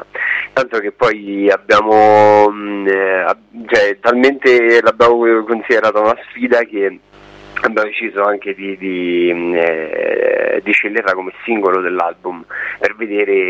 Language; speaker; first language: Italian; native; Italian